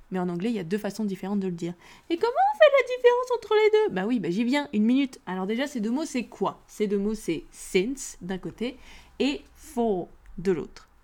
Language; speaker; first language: French; native; French